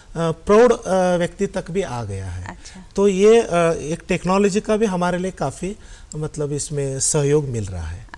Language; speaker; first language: Hindi; non-native, local second language; Kannada